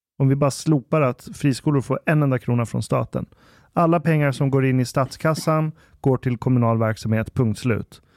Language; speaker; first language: Swedish; early bilingual, other home language; Persian